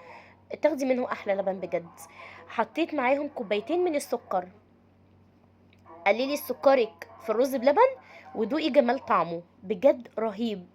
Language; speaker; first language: Arabic; native; Arabic